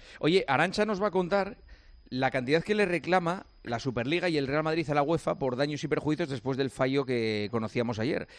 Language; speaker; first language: Spanish; native; Spanish